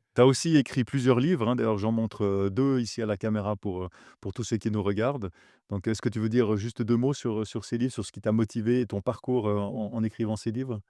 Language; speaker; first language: French; native; French